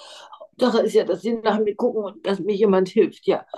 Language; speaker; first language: German; native; German